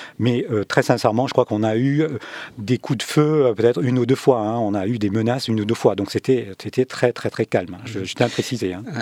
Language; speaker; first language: French; early bilingual, other home language; Vietnamese